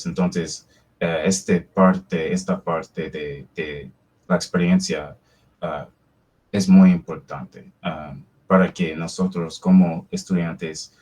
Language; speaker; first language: Spanish; non-native, fluent; English